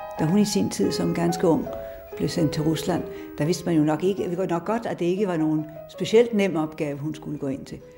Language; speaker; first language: Danish; native; Danish